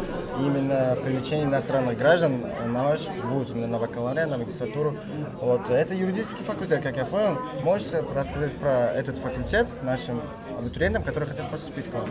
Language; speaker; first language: Russian; non-native, fluent; Uzbek